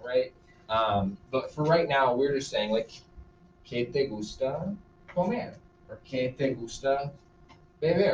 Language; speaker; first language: Spanish; non-native, fluent; English